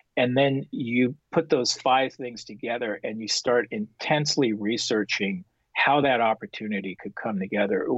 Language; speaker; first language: English; native; English